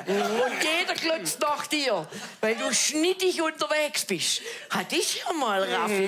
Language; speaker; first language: German; native; German